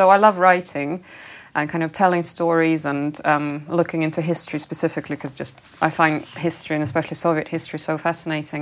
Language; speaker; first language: English; non-native, fluent; Russian